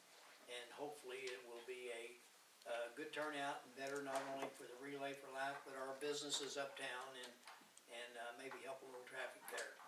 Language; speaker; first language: English; native; English